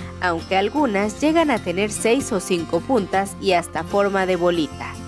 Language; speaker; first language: Spanish; native; Spanish